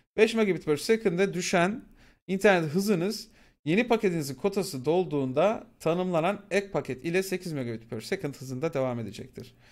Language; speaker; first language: Turkish; native; Turkish